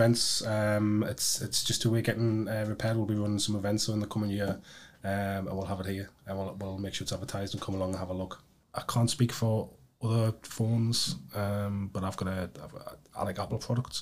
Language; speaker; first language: English; native; English